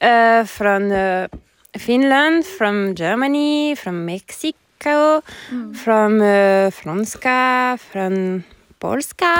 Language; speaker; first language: Swedish; non-native, learner; French